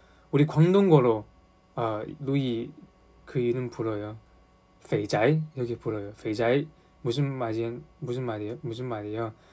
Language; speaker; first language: Korean; non-native, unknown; Chinese